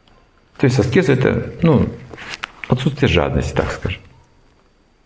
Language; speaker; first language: Russian; native; Russian